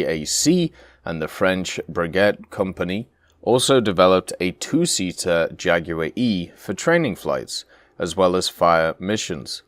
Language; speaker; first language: English; native; English